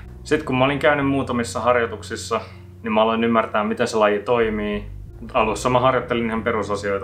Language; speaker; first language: Finnish; native; Finnish